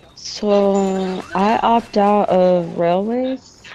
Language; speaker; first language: English; native; English